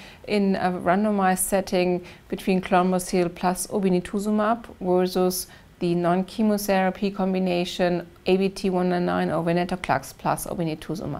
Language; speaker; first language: English; non-native, fluent; German